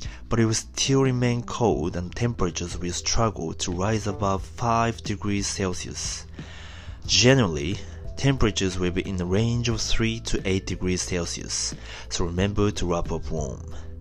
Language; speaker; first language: English; non-native, learner; Japanese